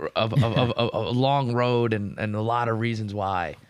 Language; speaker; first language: English; native; English